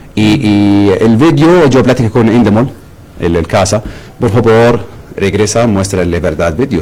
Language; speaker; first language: Spanish; non-native, learner; Arabic